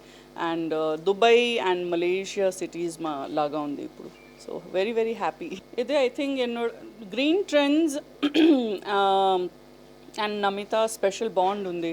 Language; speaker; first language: Telugu; non-native, learner; Gujarati